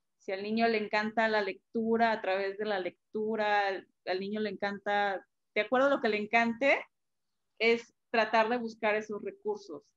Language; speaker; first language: Spanish; native; Spanish